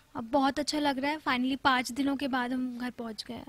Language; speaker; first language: Hindi; native; Hindi